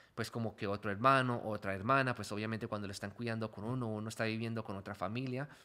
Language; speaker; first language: Spanish; early bilingual, heritage; Spanish